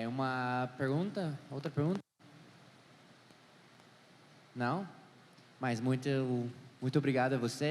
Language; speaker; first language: Portuguese; non-native, learner; English